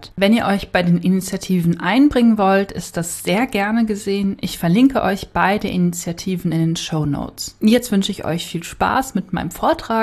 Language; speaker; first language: German; native; German